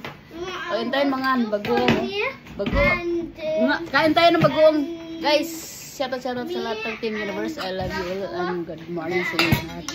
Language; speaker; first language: Filipino; non-native, local second language; Bikol